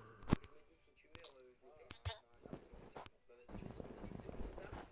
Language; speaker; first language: French; native; French